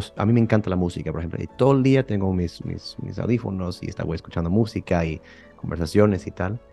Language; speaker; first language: Spanish; early bilingual, heritage; Spanish